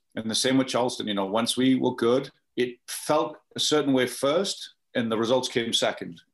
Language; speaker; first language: English; native; English